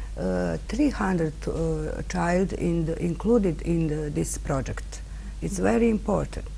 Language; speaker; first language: English; non-native, learner; Serbian